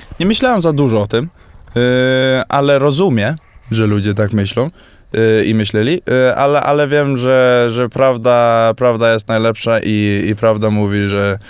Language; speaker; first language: Polish; early bilingual, heritage; Polish